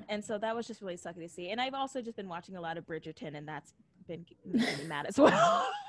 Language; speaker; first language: English; native; English